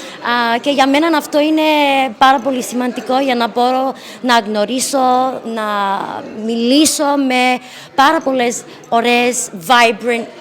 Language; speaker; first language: Greek; early bilingual, heritage; English